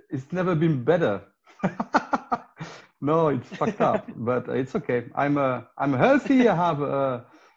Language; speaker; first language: English; non-native, fluent; Spanish